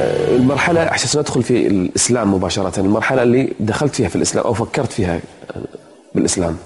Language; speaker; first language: Arabic; native; Arabic